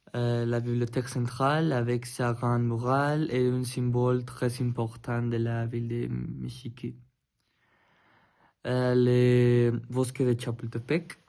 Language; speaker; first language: French; non-native, learner; Spanish